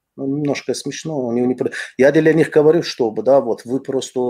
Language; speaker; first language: Russian; non-native, fluent; Azerbaijani